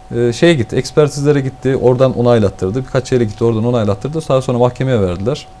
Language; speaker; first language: Turkish; native; Turkish